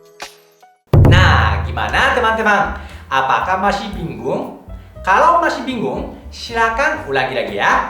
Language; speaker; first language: Indonesian; non-native, fluent; Japanese